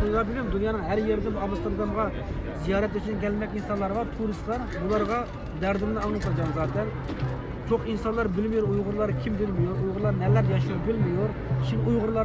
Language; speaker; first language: Turkish; non-native, learner; Uyghur